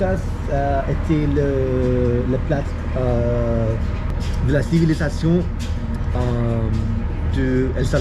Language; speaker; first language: French; non-native, learner; Spanish